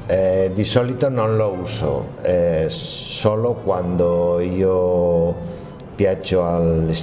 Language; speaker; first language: Italian; non-native, learner; Spanish